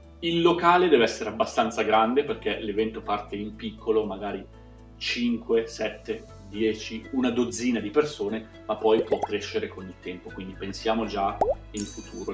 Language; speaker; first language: Italian; native; Italian